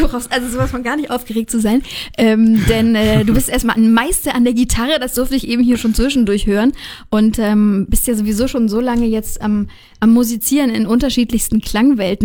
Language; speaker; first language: German; native; German